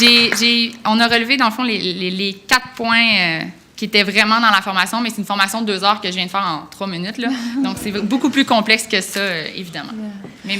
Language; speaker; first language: French; native; French